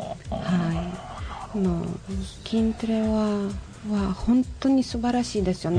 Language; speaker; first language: Japanese; non-native, fluent; Polish